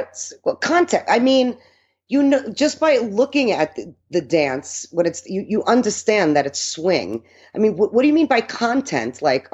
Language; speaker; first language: English; early bilingual, other home language; Italian